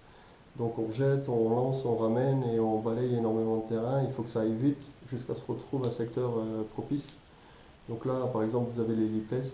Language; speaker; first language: French; native; French